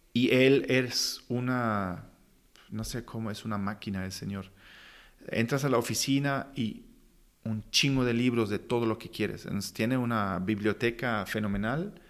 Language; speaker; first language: Spanish; non-native, fluent; German